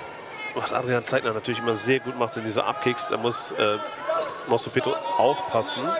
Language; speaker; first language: German; native; German